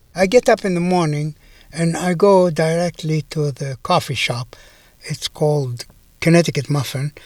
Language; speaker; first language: English; non-native, fluent; Arabic